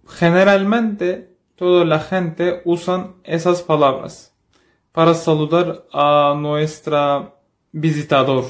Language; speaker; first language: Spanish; non-native, learner; Turkish